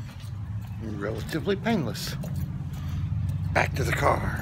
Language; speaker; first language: English; native; English